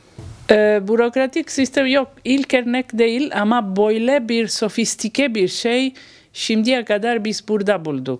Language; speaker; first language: Turkish; non-native, learner; Italian